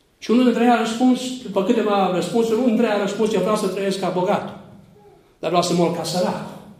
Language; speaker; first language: Romanian; native; Romanian